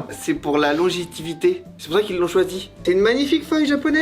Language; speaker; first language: French; native; French